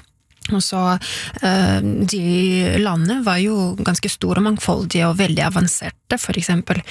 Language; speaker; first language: Norwegian; non-native, fluent; Belarusian